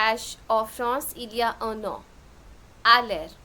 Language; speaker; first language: French; non-native, fluent; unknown